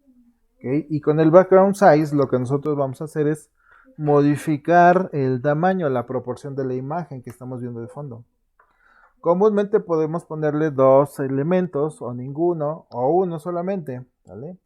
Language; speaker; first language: Spanish; native; Spanish